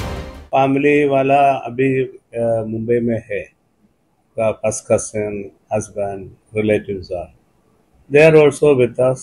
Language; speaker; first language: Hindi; non-native, local second language; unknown